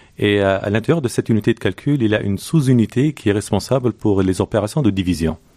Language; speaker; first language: French; non-native, local second language; Arabic